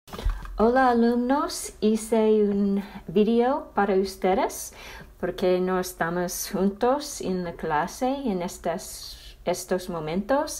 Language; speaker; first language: Spanish; non-native, fluent; English